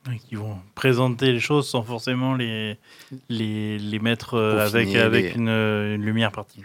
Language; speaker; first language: French; native; French